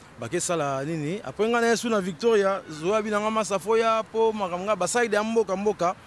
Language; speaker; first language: Lingala; native; Lingala